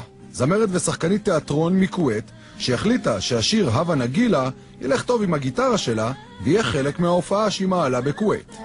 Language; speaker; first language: Hebrew; native; Hebrew